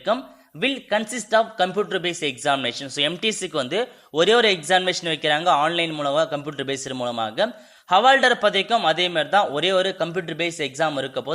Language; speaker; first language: Tamil; native; Tamil